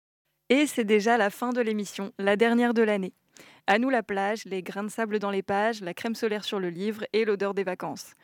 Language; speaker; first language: French; native; French